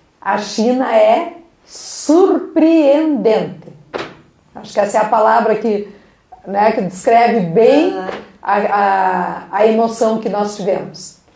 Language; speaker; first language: Portuguese; native; Portuguese